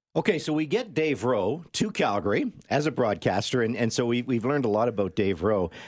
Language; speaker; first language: English; native; English